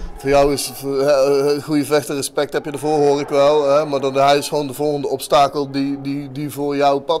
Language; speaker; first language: Dutch; native; Dutch